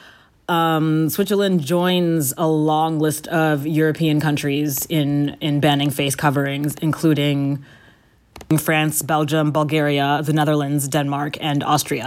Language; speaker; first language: English; non-native, local second language; Akan